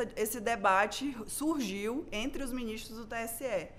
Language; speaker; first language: Portuguese; native; Portuguese